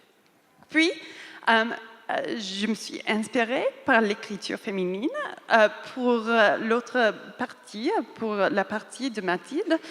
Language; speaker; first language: French; non-native, fluent; English